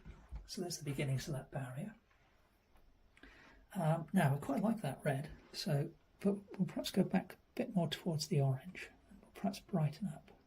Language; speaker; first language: English; native; English